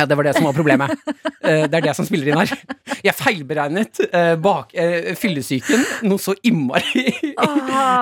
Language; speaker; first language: Norwegian; native; Norwegian